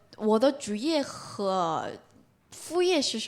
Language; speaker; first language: Chinese; non-native, learner; Korean